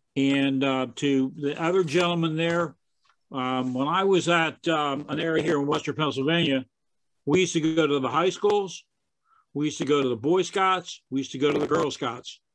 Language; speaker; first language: English; native; English